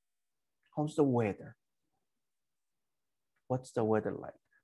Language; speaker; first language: English; non-native, fluent; Spanish